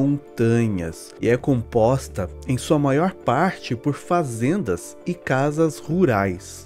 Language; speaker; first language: Portuguese; native; Portuguese